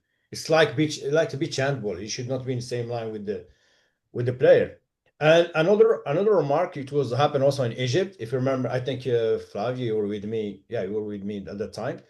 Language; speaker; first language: English; non-native, fluent; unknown